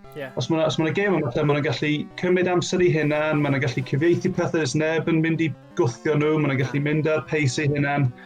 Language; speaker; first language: Welsh; non-native, local second language; English